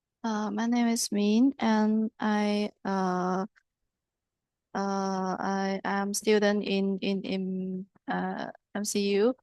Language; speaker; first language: English; non-native, learner; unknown